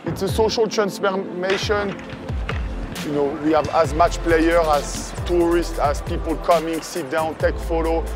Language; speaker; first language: English; non-native, fluent; French